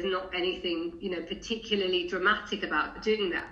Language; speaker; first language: English; native; English